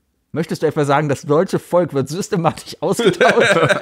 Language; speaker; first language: German; native; German